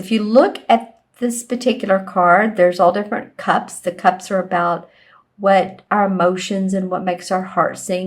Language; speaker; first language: English; native; English